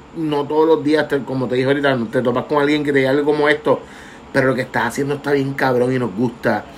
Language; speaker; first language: Spanish; native; Spanish